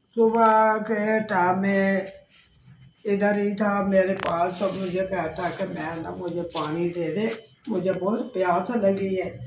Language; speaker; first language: Urdu; non-native, local second language; Punjabi